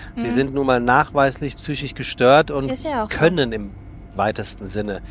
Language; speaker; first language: German; native; German